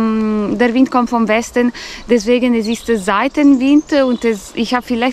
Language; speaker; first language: German; non-native, fluent; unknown